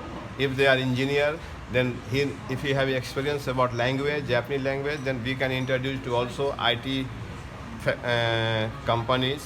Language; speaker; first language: English; non-native, local second language; Hindi